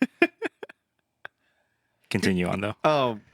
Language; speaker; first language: English; native; English